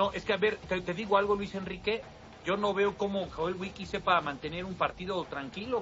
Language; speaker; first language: Spanish; native; Spanish